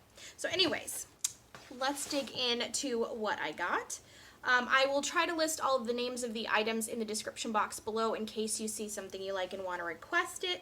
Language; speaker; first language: English; native; English